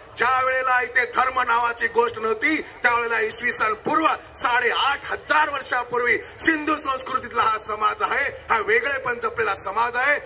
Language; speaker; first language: Marathi; non-native, local second language; Lambadi